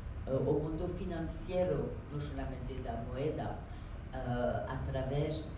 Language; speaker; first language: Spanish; non-native, learner; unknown